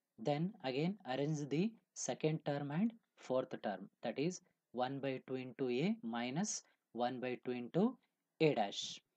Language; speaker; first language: English; non-native, local second language; Kannada